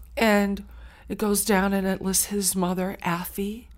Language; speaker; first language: English; early bilingual, other home language; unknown